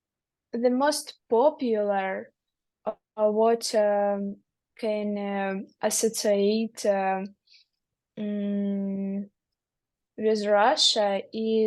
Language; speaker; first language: English; non-native, learner; Russian